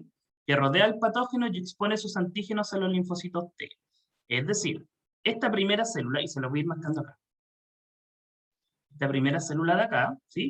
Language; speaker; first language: Spanish; native; Spanish